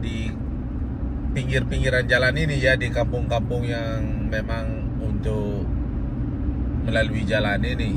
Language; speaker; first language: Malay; non-native, local second language; Balinese